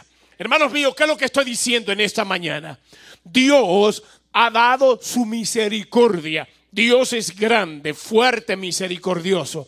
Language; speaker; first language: Spanish; native; Spanish